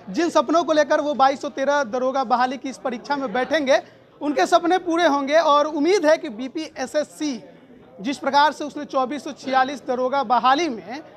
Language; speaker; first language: Hindi; native; Hindi